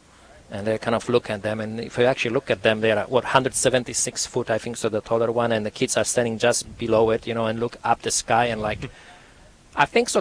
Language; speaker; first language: English; non-native, fluent; Polish